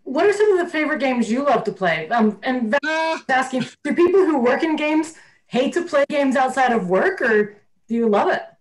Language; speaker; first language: English; native; English